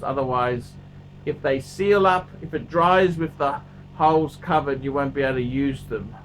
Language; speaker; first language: English; native; English